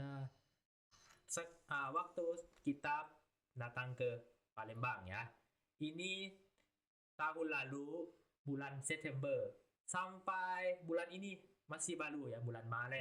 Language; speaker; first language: Indonesian; non-native, learner; Thai